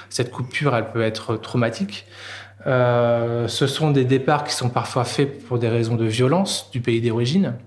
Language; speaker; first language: French; native; French